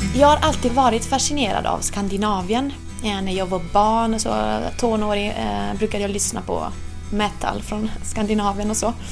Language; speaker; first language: Swedish; non-native, fluent; Italian